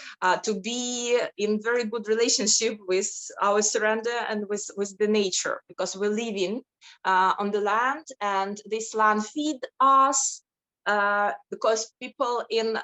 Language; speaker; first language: English; non-native, fluent; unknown